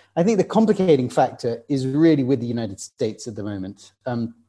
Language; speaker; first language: English; native; English